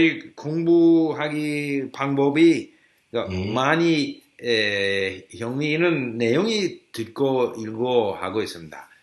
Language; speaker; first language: Korean; non-native, learner; English